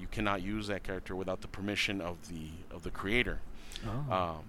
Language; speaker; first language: English; native; English